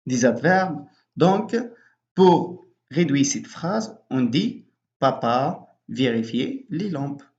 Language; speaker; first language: French; non-native, local second language; Arabic